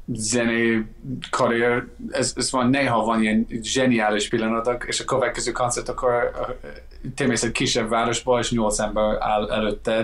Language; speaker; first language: Hungarian; non-native, fluent; English